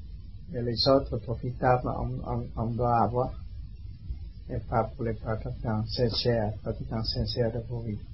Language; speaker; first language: French; non-native, learner; Vietnamese